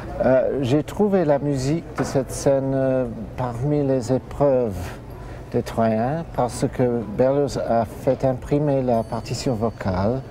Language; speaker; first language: French; non-native, fluent; English